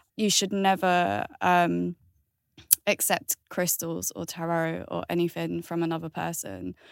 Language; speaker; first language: English; native; English